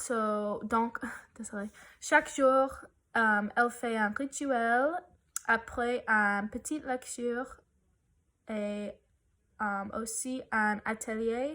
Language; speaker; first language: French; non-native, learner; English